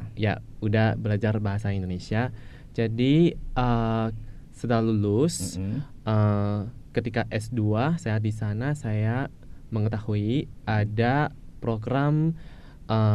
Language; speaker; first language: Indonesian; non-native, fluent; Chinese